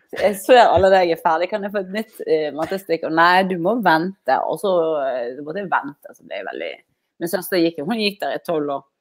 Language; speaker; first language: Norwegian; native; Norwegian